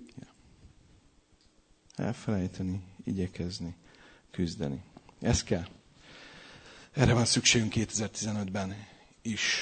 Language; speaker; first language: Hungarian; native; Hungarian